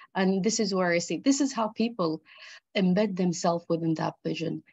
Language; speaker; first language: English; early bilingual, other home language; Arabic